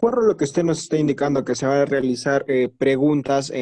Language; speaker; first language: Spanish; native; Spanish